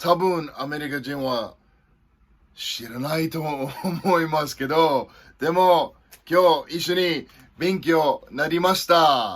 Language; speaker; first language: Japanese; non-native, fluent; English